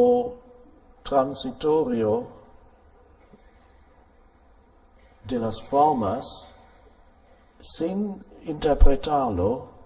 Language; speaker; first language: Spanish; non-native, fluent; German